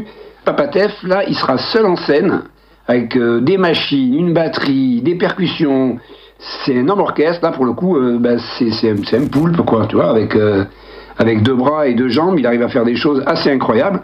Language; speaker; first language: French; native; French